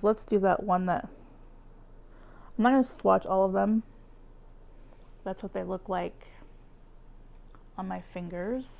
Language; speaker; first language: English; native; English